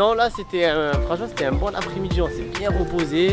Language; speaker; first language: French; native; French